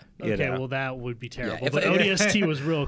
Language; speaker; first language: English; native; English